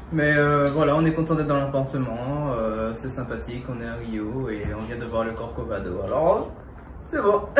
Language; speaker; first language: French; native; French